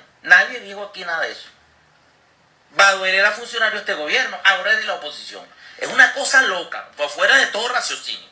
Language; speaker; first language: Spanish; native; Spanish